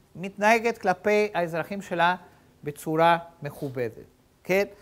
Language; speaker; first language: Hebrew; native; Hebrew